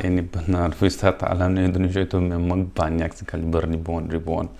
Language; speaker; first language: Indonesian; non-native, fluent; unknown